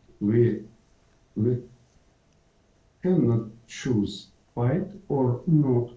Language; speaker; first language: English; non-native, fluent; Ukrainian